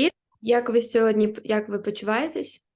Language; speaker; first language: Ukrainian; native; Ukrainian